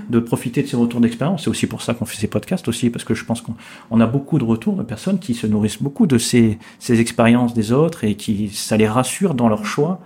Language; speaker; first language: French; native; French